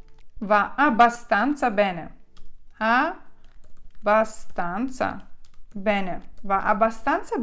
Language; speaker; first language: Italian; non-native, fluent; Ukrainian